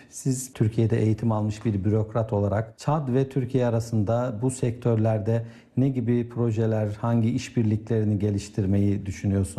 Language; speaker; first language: Turkish; native; Turkish